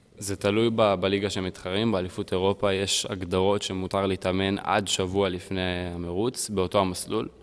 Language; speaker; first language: Hebrew; early bilingual, heritage; Hebrew